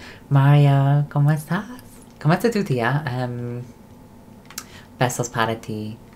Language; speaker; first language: Spanish; non-native, learner; English